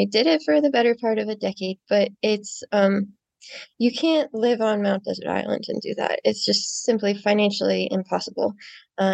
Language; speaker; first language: English; native; English